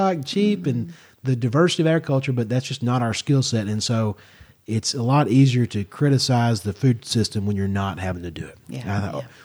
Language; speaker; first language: English; native; English